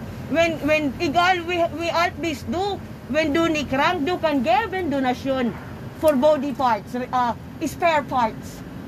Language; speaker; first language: German; non-native, learner; Filipino